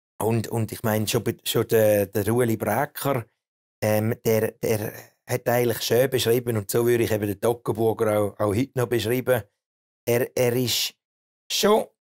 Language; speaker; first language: German; native; German